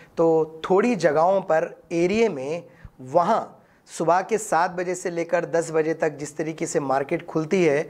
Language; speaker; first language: Hindi; non-native, local second language; Urdu